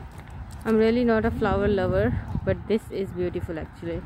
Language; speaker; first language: English; non-native, fluent; Urdu